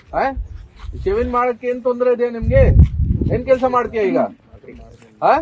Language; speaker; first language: Kannada; non-native, learner; Hindi